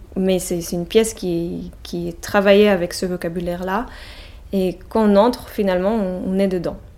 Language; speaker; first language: French; non-native, fluent; Hebrew